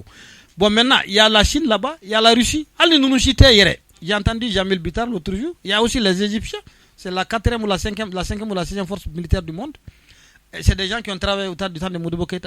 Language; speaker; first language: French; non-native, local second language; Bambara